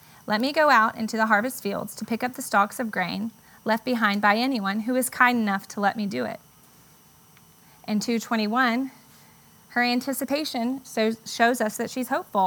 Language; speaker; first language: English; native; English